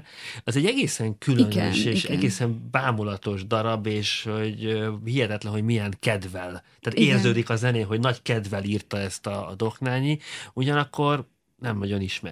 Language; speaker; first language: Hungarian; native; Hungarian